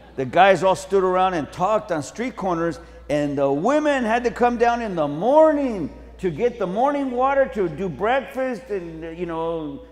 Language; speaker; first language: English; early bilingual, other home language; Spanish